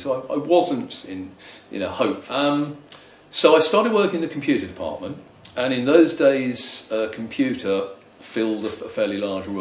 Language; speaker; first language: English; native; English